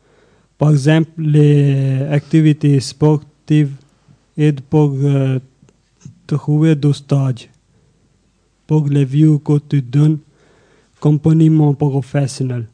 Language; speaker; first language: French; non-native, learner; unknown